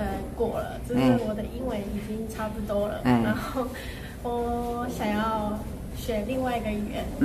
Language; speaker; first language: Chinese; non-native, fluent; Japanese